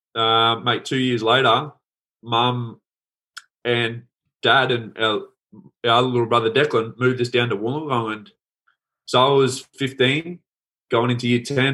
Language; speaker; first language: English; native; English